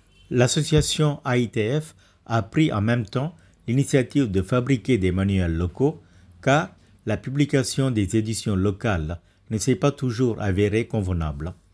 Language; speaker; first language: French; non-native, fluent; Tamil